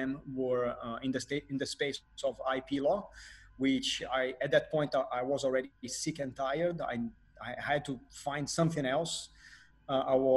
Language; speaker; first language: English; non-native, fluent; Portuguese